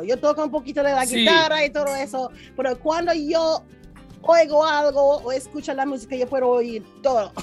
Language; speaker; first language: Spanish; non-native, learner; English